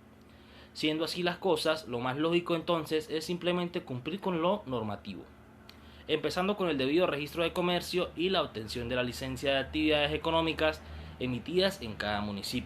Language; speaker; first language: Spanish; native; Spanish